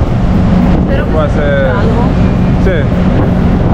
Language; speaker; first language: Spanish; non-native, fluent; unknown